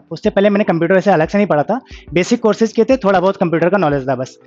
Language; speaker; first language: Hindi; native; Hindi